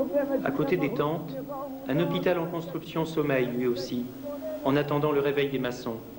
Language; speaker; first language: French; native; French